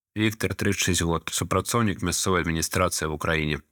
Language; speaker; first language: Belarusian; non-native, fluent; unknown